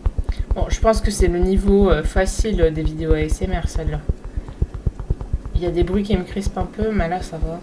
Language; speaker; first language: French; native; French